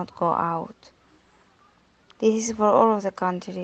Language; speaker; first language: English; non-native, learner; Persian